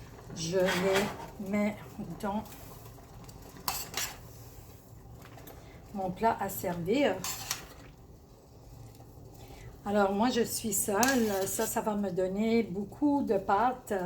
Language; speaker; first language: French; early bilingual, other home language; Italian